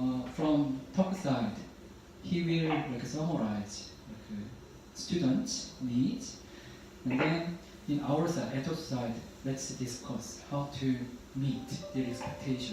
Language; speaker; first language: English; non-native, learner; Korean